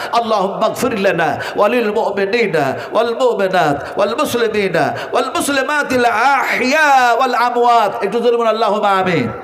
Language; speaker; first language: Bangla; non-native, local second language; Urdu